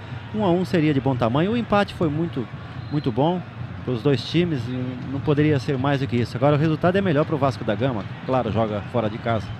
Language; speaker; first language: Portuguese; native; Portuguese